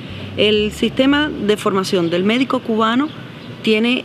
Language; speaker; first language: Spanish; native; Spanish